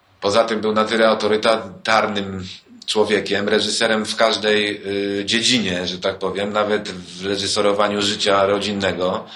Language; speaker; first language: Polish; early bilingual, heritage; Polish